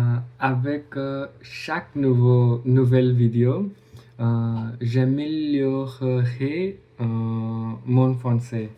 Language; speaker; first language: French; non-native, learner; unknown